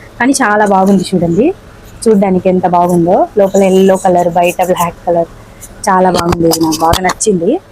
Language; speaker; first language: Telugu; non-native, local second language; Urdu